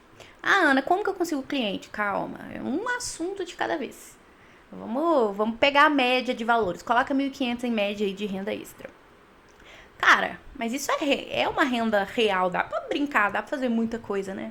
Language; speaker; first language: Portuguese; native; Portuguese